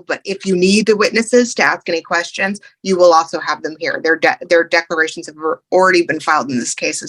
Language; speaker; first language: English; native; English